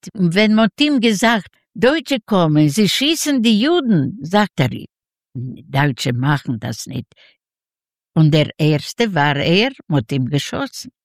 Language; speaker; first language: German; non-native, learner; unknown